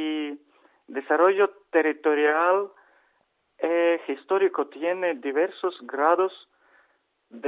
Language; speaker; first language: Spanish; non-native, learner; Ukrainian